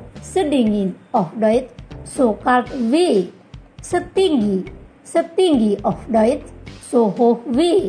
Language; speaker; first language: German; non-native, fluent; Indonesian